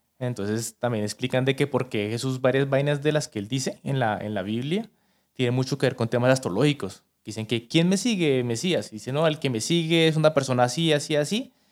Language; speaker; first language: Spanish; native; Spanish